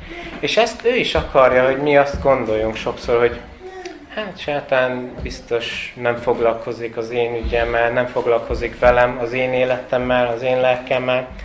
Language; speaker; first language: Hungarian; non-native, fluent; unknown